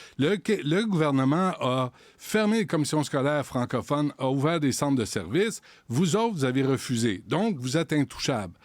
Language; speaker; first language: French; native; French